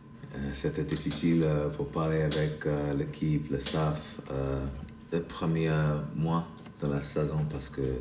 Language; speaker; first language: French; non-native, learner; English